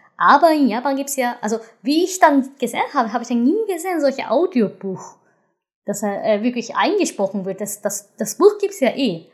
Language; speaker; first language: German; non-native, fluent; Japanese